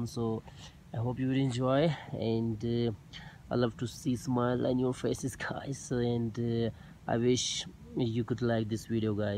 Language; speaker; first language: English; non-native, local second language; Urdu